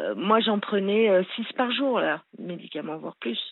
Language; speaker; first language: French; native; French